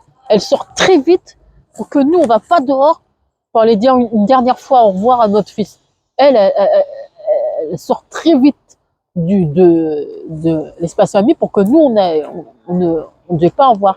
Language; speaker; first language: French; non-native, fluent; Arabic